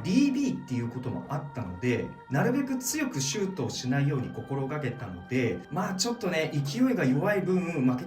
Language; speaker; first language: Japanese; native; Japanese